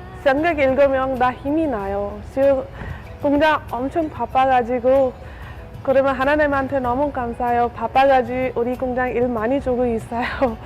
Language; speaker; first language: Korean; non-native, learner; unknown